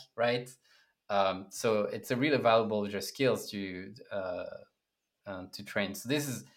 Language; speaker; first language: English; non-native, fluent; French